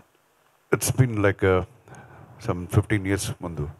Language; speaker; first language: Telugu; non-native, local second language; Kannada